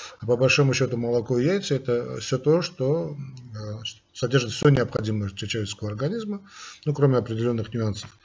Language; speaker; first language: Russian; non-native, local second language; Armenian